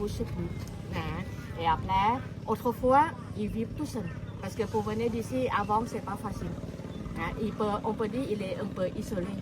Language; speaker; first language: French; non-native, learner; Thai